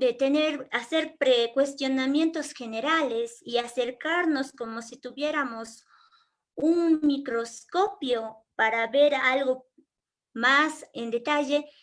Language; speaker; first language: Spanish; native; Spanish